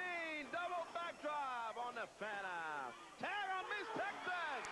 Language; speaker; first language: English; native; English